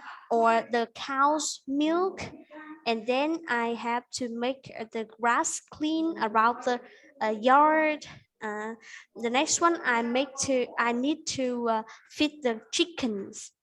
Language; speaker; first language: English; non-native, fluent; Vietnamese